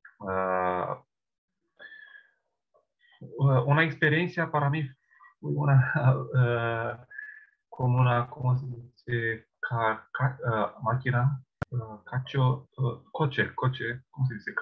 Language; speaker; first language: Spanish; non-native, learner; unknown